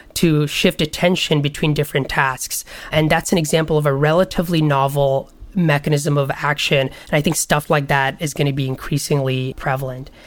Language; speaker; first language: English; non-native, local second language; Bangla